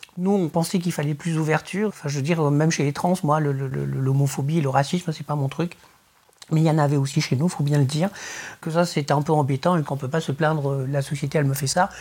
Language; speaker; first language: French; early bilingual, other home language; Spanish